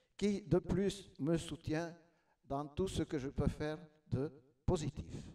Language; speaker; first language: French; non-native, local second language; Basque